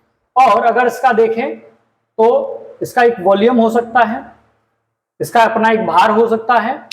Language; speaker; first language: Hindi; native; Hindi